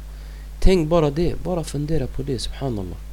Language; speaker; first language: Swedish; non-native, fluent; Arabic